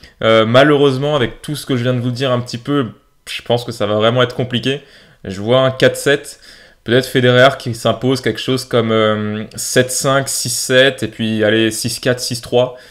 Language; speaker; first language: French; native; French